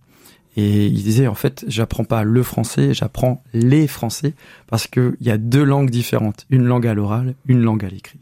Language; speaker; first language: French; native; French